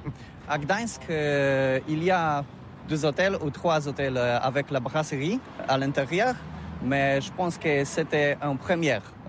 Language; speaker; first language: French; non-native, learner; Polish